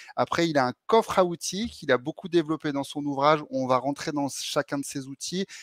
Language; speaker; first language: French; native; French